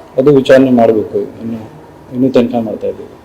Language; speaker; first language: Kannada; non-native, local second language; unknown